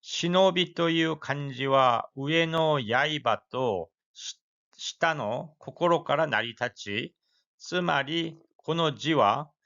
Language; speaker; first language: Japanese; non-native, fluent; Korean